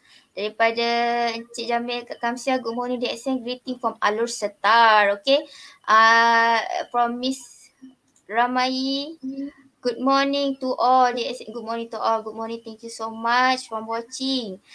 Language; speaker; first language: English; non-native, local second language; Malay